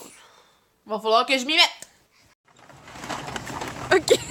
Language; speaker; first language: French; native; French